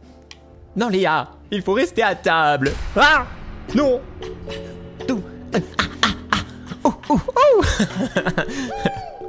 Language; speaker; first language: French; native; French